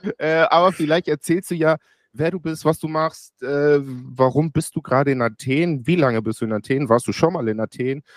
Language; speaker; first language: German; native; German